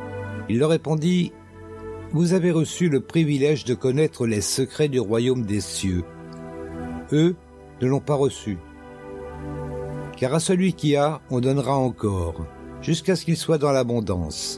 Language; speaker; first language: French; native; French